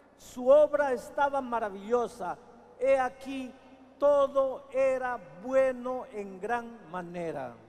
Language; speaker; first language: Spanish; native; Spanish